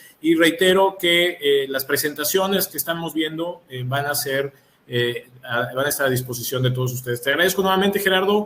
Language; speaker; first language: Spanish; native; Spanish